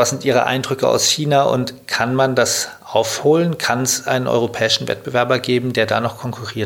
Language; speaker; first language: German; native; German